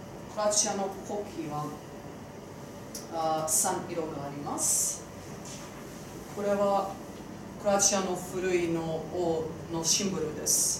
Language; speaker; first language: Japanese; non-native, learner; Croatian